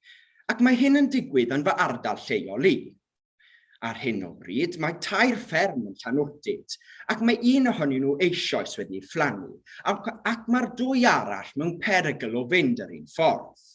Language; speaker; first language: Welsh; native; Welsh